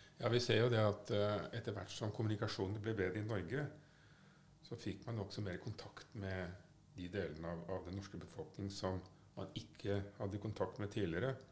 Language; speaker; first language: Norwegian; native; Norwegian